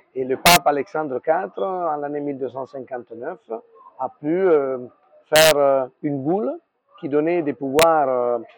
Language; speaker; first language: French; non-native, fluent; Italian